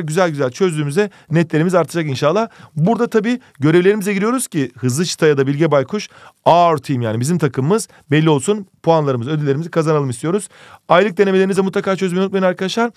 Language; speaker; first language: Turkish; native; Turkish